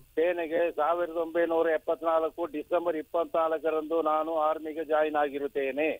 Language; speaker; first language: Kannada; non-native, local second language; Kodava